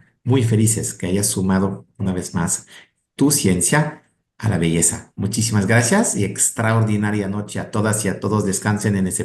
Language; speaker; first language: Spanish; native; Spanish